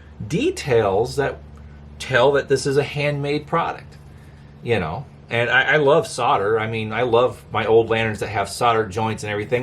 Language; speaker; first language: English; native; English